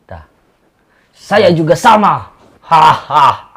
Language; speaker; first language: Indonesian; non-native, local second language; Sundanese